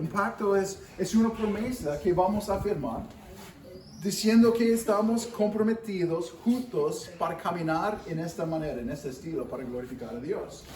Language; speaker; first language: Spanish; non-native, fluent; English